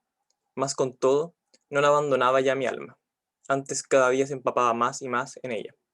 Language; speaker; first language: Spanish; native; Spanish